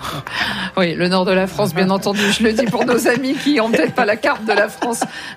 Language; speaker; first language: French; native; French